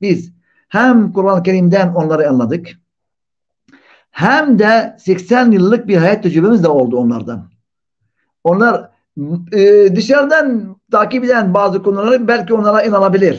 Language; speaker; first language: Turkish; non-native, fluent; Arabic